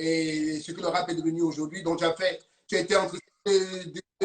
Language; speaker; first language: French; native; French